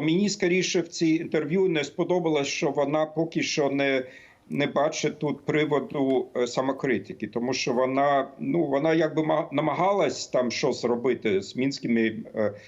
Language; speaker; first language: Ukrainian; non-native, fluent; German